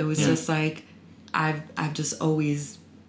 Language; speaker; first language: English; native; English